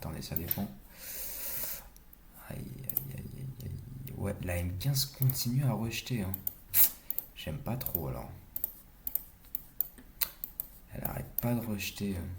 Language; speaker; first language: French; native; French